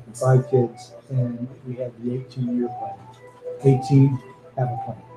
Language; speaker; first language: English; native; English